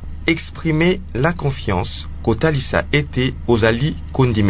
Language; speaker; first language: French; non-native, local second language; Lingala